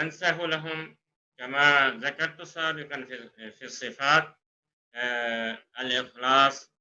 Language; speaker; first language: Arabic; non-native, fluent; Urdu